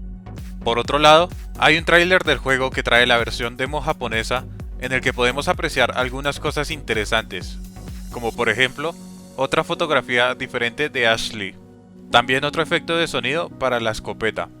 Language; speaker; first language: Spanish; native; Spanish